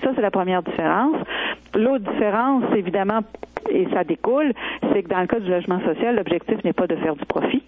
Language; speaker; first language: French; native; French